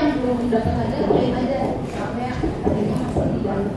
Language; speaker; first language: Indonesian; native; Indonesian